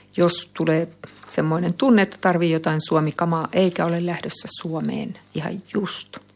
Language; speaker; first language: Finnish; native; Finnish